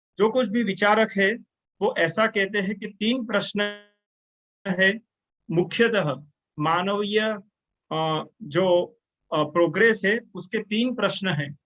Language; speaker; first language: Hindi; non-native, local second language; Gujarati